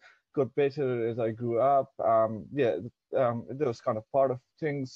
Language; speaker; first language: English; non-native, local second language; Persian